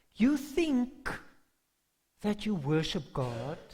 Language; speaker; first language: English; non-native, local second language; Afrikaans